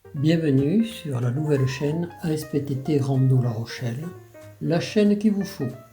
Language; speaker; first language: French; native; French